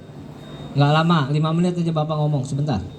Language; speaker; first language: Indonesian; native; Indonesian